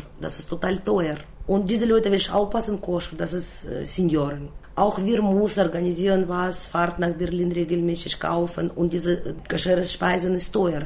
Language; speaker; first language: German; non-native, learner; Russian